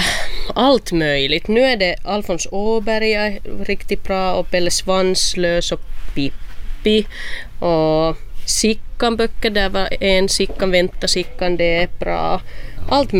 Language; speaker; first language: Swedish; non-native, local second language; Finnish